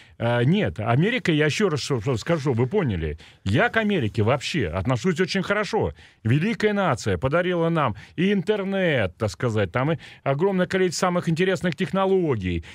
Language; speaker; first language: Russian; native; Russian